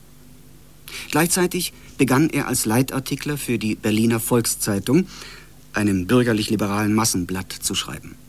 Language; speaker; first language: German; native; German